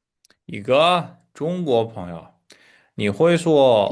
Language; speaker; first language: Chinese; non-native, fluent; Uzbek